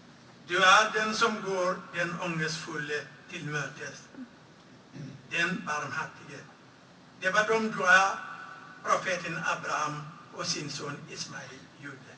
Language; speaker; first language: Swedish; non-native, fluent; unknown